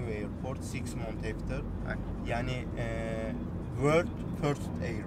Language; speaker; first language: English; non-native, learner; Turkish